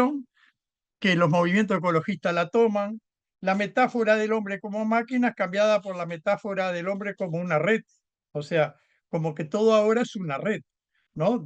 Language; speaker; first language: Spanish; native; Spanish